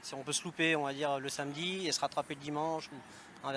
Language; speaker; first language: French; native; French